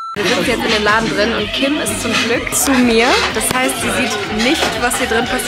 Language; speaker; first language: German; native; German